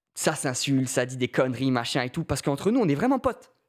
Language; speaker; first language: French; native; French